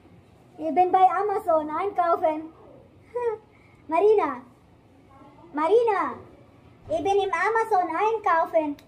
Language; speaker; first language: German; non-native, learner; Filipino